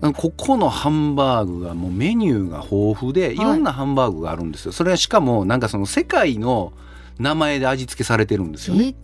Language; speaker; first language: Japanese; native; Japanese